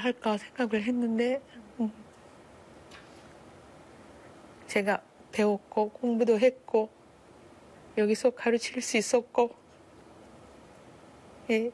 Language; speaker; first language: Korean; early bilingual, heritage; Japanese